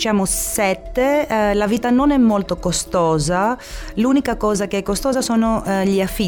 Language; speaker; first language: Italian; non-native, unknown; Greek